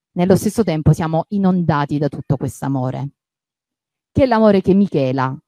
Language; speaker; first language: Italian; native; Italian